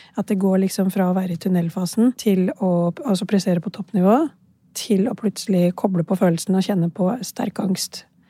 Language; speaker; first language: Norwegian; early bilingual, other home language; Urdu